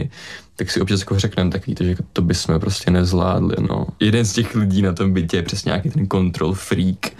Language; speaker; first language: Czech; native; Czech